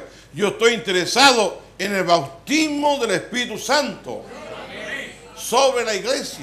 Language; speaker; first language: Spanish; native; Spanish